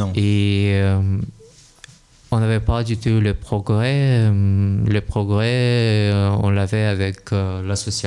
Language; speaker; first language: French; non-native, learner; Russian